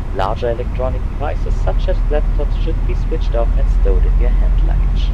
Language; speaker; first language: English; non-native, fluent; German